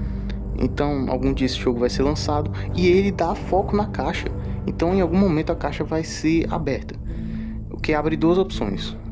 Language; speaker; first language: Portuguese; native; Portuguese